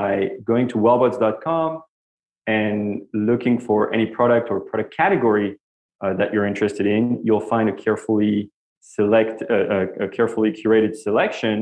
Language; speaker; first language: English; non-native, fluent; French